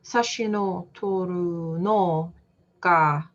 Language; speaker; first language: Japanese; non-native, learner; English